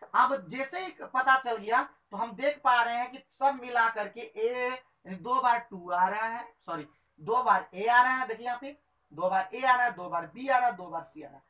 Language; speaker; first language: Hindi; native; Hindi